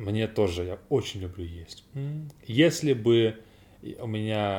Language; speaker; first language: Russian; non-native, learner; English